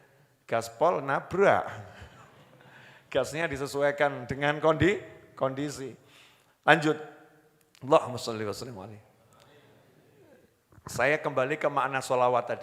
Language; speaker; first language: Indonesian; native; Indonesian